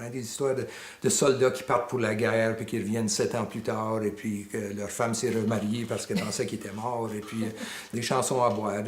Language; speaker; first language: French; native; French